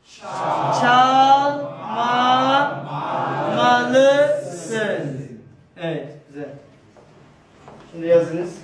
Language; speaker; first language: Turkish; non-native, fluent; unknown